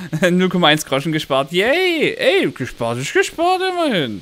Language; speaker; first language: German; native; German